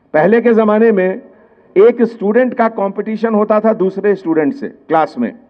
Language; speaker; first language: Hindi; non-native, local second language; Telugu